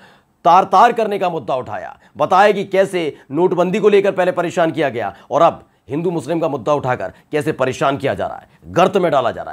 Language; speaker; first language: Hindi; native; Hindi